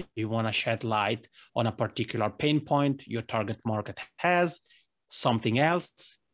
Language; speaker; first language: English; non-native, fluent; Italian